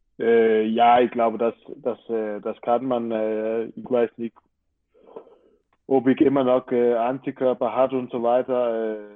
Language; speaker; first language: German; non-native, fluent; Danish